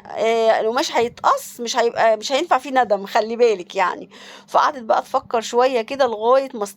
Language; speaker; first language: Arabic; native; Arabic